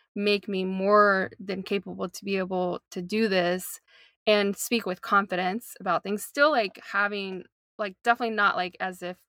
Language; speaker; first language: English; native; English